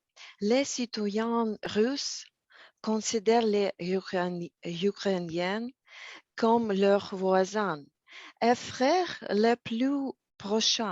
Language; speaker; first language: French; non-native, learner; Russian